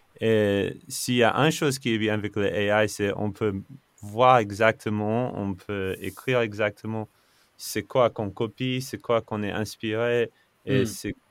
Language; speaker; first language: French; non-native, fluent; English